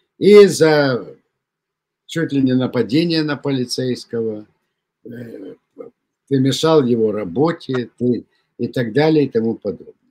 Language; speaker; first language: Russian; native; Russian